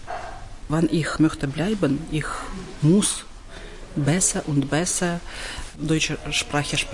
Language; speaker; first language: German; non-native, learner; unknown